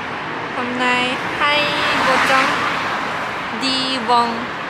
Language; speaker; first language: Vietnamese; non-native, learner; Japanese